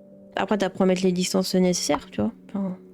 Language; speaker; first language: French; native; French